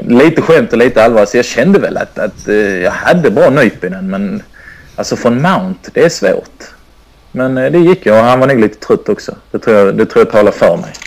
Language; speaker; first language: Swedish; native; Swedish